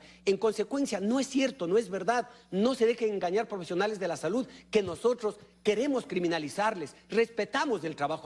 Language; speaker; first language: Spanish; native; Spanish